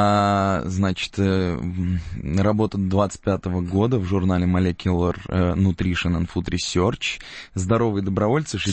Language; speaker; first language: Russian; native; Russian